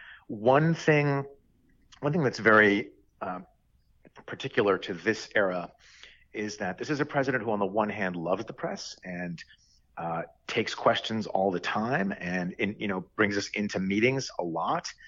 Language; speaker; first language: English; early bilingual, other home language; French